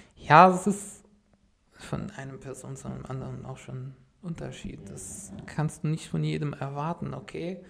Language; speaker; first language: German; non-native, fluent; Arabic